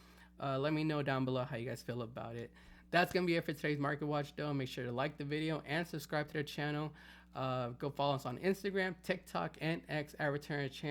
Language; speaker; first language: English; native; English